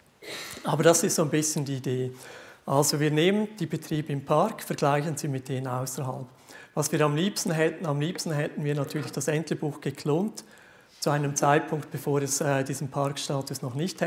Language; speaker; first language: German; native; German